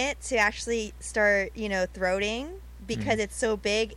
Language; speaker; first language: English; native; English